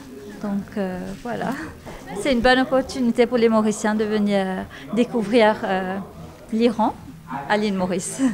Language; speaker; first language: French; non-native, fluent; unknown